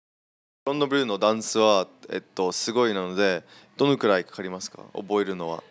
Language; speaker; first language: Japanese; non-native, learner; English